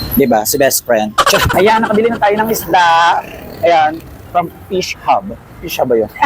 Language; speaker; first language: Filipino; native; Filipino